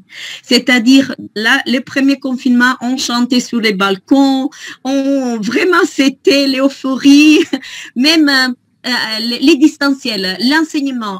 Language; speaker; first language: French; non-native, fluent; Italian